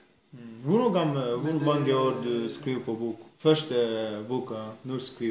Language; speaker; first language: Norwegian; non-native, learner; Turkish